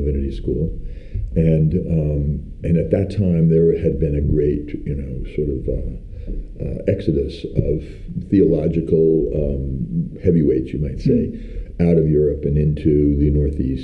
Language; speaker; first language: English; native; English